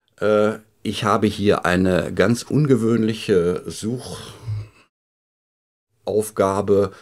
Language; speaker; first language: German; native; German